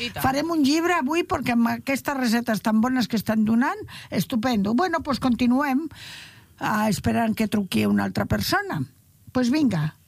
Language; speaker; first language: Catalan; non-native, local second language; Spanish